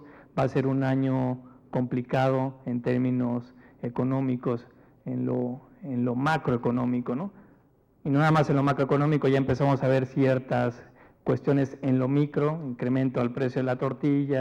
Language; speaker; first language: Spanish; native; Spanish